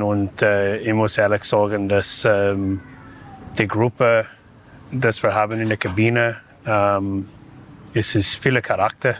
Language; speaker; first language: German; non-native, learner; English